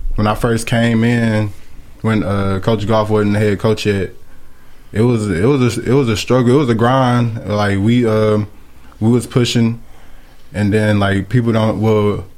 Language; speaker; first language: English; native; English